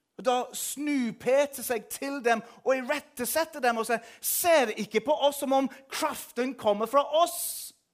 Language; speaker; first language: Norwegian; non-native, fluent; English